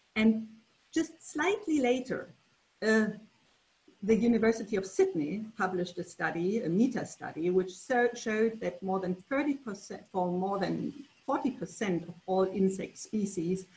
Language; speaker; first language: English; non-native, fluent; German